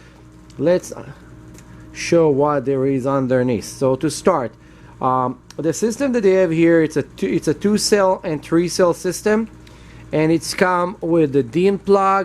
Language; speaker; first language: English; non-native, fluent; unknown